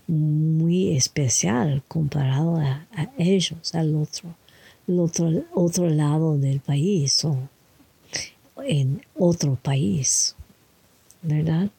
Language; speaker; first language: Spanish; non-native, learner; English